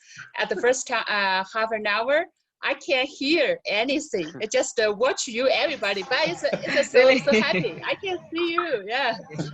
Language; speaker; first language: English; non-native, learner; Chinese